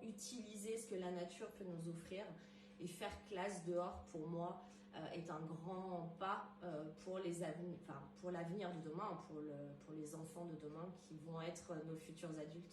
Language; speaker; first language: French; native; French